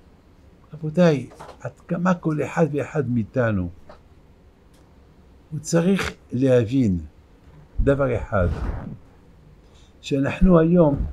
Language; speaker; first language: Hebrew; non-native, fluent; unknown